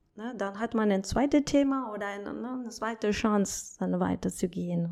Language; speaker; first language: German; non-native, fluent; Spanish